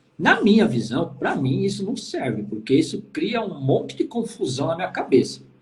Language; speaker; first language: Portuguese; native; Portuguese